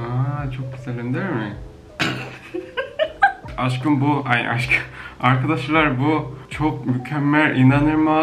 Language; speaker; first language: Turkish; non-native, learner; Korean